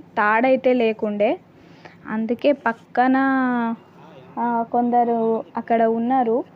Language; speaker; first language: Telugu; native; Telugu